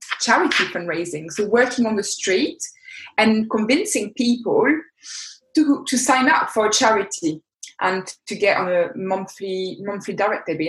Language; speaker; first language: English; non-native, fluent; French